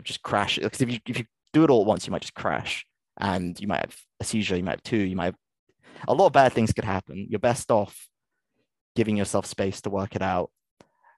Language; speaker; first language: English; native; English